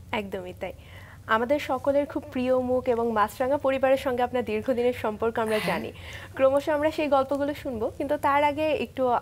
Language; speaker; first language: Bangla; native; Bangla